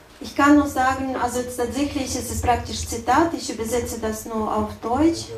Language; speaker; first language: German; non-native, learner; Russian